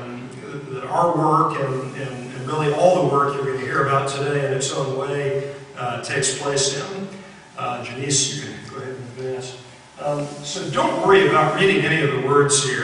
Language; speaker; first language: English; native; English